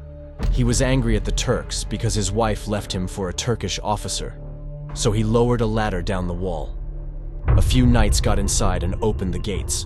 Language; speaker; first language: English; native; English